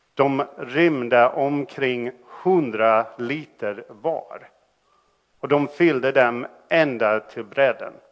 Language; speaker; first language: Swedish; non-native, fluent; English